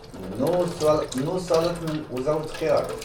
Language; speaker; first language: English; non-native, learner; Arabic